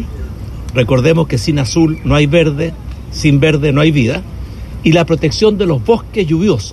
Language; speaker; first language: Spanish; native; Spanish